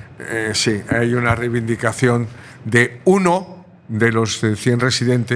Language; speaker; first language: Spanish; native; Spanish